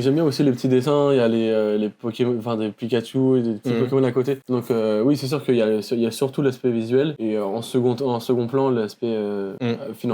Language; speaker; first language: French; native; French